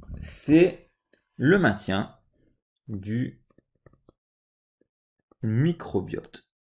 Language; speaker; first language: French; native; French